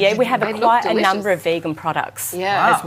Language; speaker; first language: English; native; English